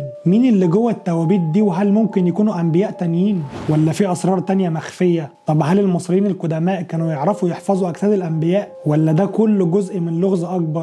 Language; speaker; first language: Arabic; native; Arabic